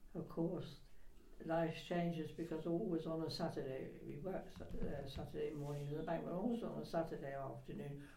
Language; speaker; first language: English; native; English